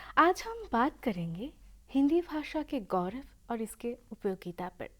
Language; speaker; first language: Hindi; non-native, local second language; Bangla